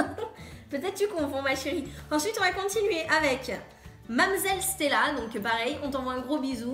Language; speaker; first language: French; native; French